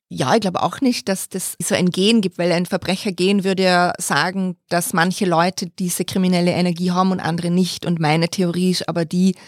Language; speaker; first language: German; native; German